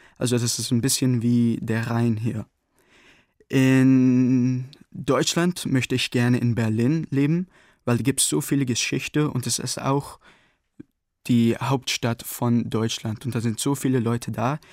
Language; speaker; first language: German; non-native, learner; English